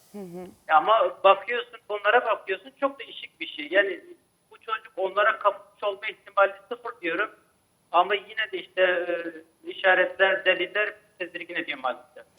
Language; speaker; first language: Turkish; native; Turkish